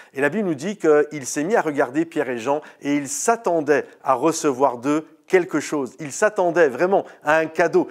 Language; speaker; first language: French; native; French